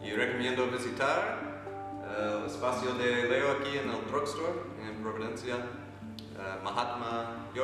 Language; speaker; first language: Spanish; non-native, fluent; English